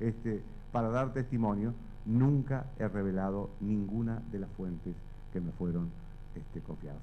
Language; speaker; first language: Spanish; native; Spanish